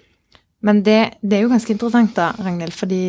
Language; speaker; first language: Norwegian; native; Norwegian